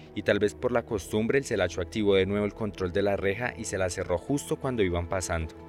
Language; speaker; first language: Spanish; native; Spanish